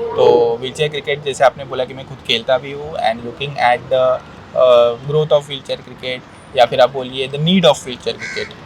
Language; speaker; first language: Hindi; non-native, local second language; Marathi